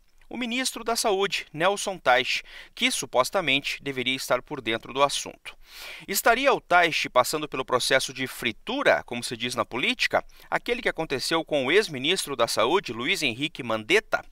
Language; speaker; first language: Portuguese; native; Portuguese